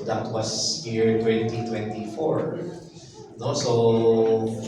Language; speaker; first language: English; non-native, local second language; Filipino